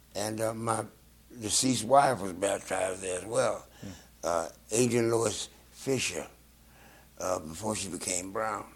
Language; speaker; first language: English; native; English